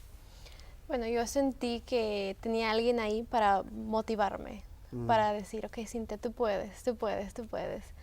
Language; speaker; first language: Spanish; early bilingual, heritage; Spanish